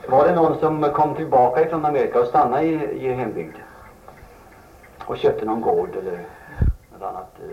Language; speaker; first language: Swedish; native; Swedish